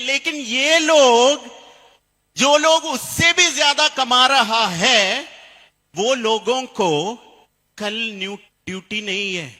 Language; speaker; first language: Hindi; non-native, local second language; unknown